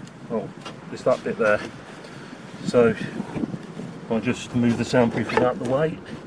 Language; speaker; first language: English; native; English